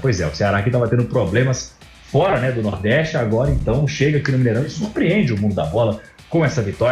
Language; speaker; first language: Portuguese; native; Portuguese